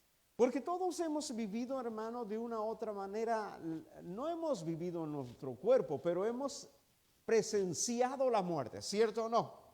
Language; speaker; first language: Spanish; native; Spanish